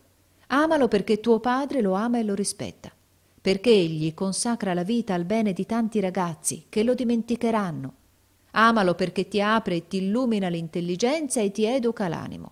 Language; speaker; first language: Italian; native; Italian